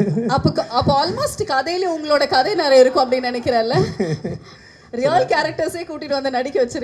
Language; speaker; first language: Tamil; native; Tamil